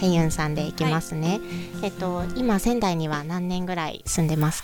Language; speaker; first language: Japanese; native; Japanese